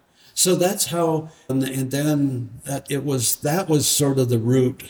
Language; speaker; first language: English; native; English